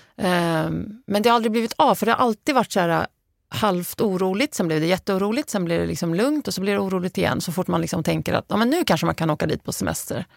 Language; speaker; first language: Swedish; early bilingual, other home language; Arabic